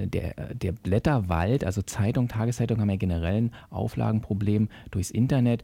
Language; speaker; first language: German; native; German